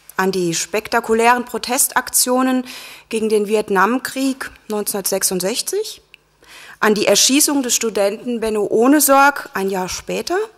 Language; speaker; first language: German; native; German